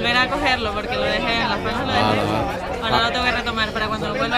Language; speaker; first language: Spanish; native; Spanish